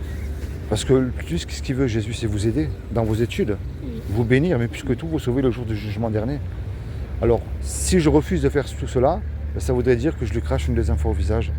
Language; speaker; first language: French; native; French